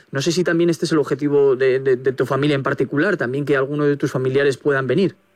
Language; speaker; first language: Spanish; native; Spanish